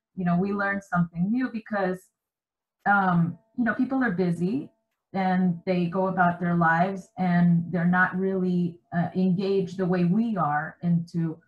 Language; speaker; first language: English; early bilingual, other home language; Spanish